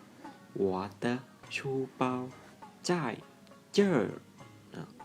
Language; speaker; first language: Chinese; non-native, fluent; Lao